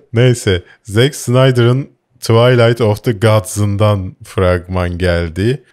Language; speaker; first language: Turkish; native; Turkish